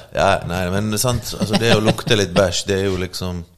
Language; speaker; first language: Norwegian; early bilingual, other home language; Bosnian